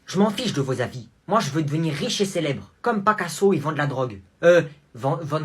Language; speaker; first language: French; native; French